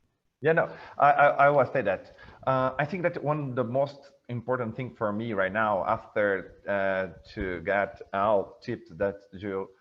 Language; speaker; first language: English; non-native, fluent; Portuguese